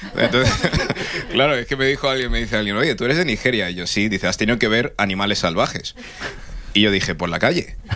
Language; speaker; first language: Spanish; early bilingual, other home language; English